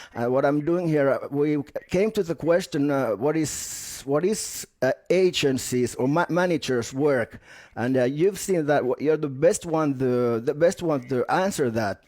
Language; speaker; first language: English; non-native, fluent; Finnish